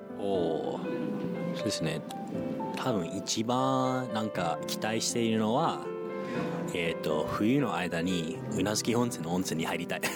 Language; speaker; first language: Japanese; non-native, fluent; English